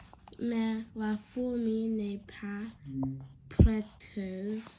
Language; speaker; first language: French; non-native, learner; English